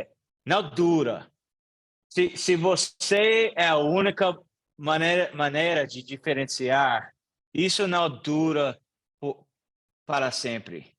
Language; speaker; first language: Portuguese; non-native, learner; English